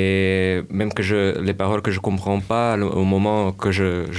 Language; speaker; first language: French; non-native, fluent; Portuguese